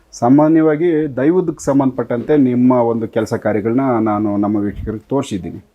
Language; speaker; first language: Kannada; native; Kannada